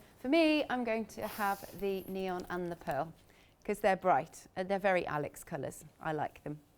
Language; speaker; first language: English; native; English